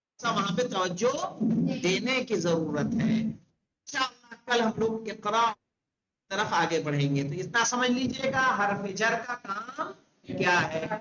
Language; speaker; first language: Urdu; native; Urdu